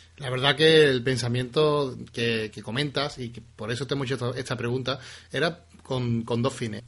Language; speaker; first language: Spanish; native; Spanish